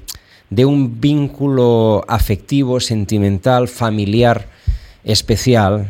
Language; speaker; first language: Spanish; non-native, local second language; Catalan